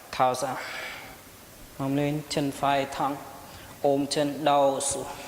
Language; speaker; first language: Vietnamese; non-native, learner; Hindi